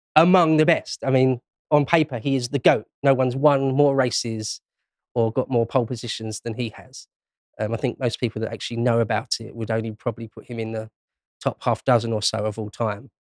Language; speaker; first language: English; native; English